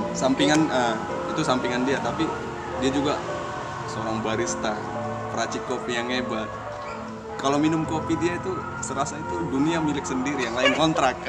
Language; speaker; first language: Indonesian; native; Indonesian